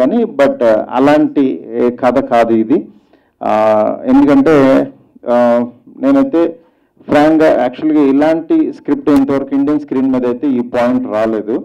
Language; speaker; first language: Telugu; native; Telugu